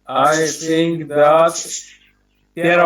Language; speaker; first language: English; non-native, learner; Polish